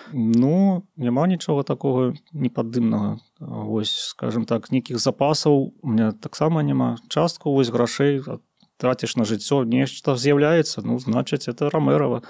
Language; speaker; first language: Belarusian; native; Belarusian